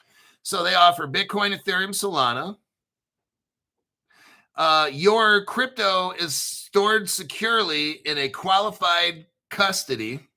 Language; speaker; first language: English; native; English